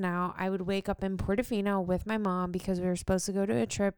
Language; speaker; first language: English; native; English